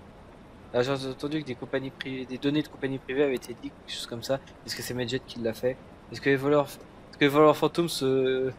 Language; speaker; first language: French; native; French